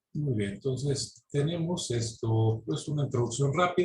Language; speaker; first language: Spanish; native; Spanish